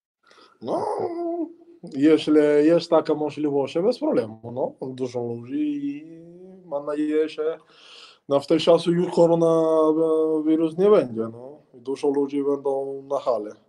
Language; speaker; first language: Polish; non-native, learner; Spanish